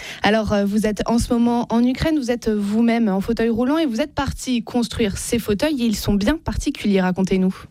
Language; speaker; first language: French; native; French